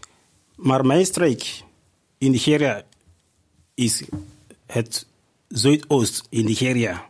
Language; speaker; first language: Dutch; non-native, fluent; Igbo